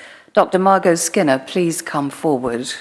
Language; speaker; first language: English; native; English